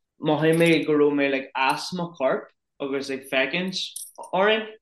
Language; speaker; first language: Irish; non-native, local second language; English